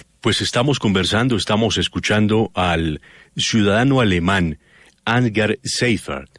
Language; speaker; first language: Spanish; native; Spanish